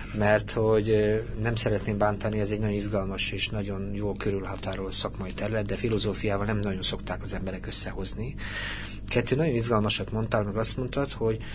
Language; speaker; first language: Hungarian; native; Hungarian